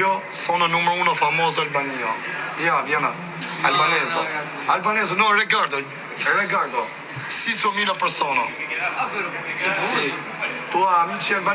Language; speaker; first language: Italian; non-native, learner; Albanian